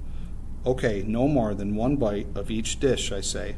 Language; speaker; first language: English; native; English